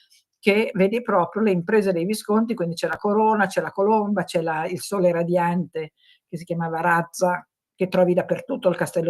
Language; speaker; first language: Italian; native; Italian